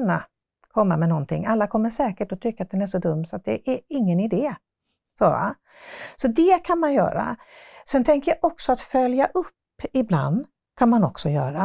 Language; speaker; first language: Swedish; native; Swedish